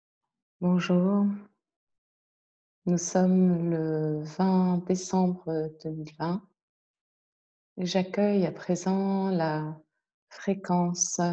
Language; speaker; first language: French; native; French